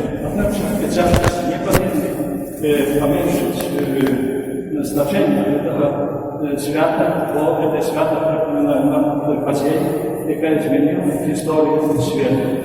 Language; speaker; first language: Polish; non-native, fluent; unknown